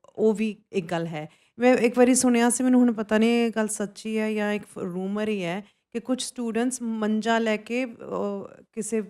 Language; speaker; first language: Punjabi; non-native, fluent; English